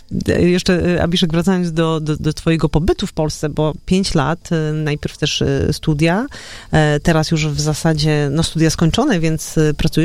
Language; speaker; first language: Polish; native; Polish